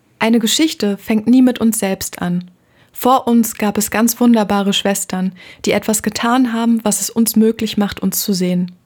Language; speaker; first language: German; native; German